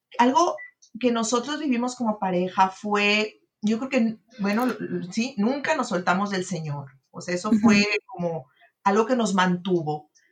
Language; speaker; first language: Spanish; native; Spanish